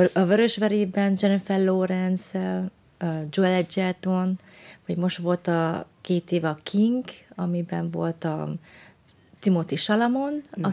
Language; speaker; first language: Hungarian; early bilingual, other home language; Vietnamese